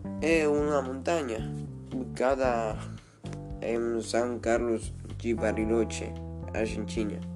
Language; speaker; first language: Portuguese; non-native, learner; Spanish